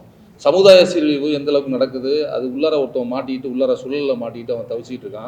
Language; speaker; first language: Tamil; native; Tamil